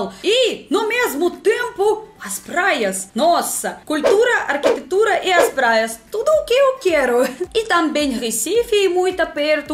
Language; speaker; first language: Portuguese; non-native, learner; Russian